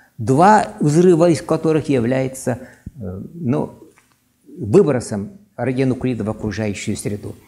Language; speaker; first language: Russian; non-native, local second language; Yakut